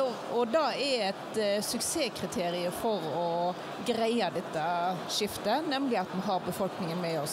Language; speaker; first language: Norwegian; native; Norwegian